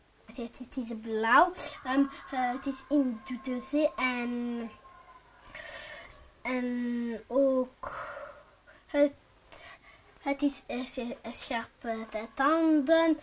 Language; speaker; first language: Dutch; non-native, learner; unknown